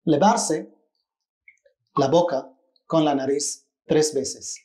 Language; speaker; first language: Spanish; non-native, fluent; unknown